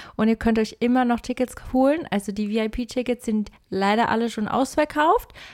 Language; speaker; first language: German; early bilingual, other home language; Portuguese